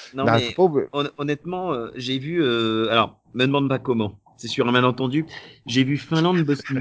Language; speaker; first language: French; native; French